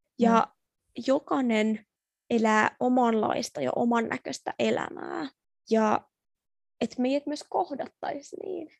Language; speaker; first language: Finnish; early bilingual, other home language; Persian